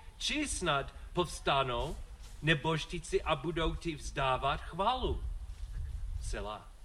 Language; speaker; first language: Czech; non-native, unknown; English